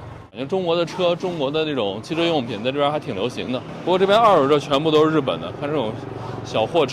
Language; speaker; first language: Chinese; native; Chinese